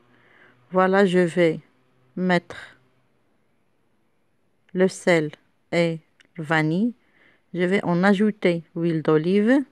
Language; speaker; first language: French; non-native, local second language; Arabic